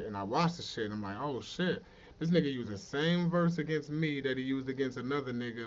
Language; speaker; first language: English; native; English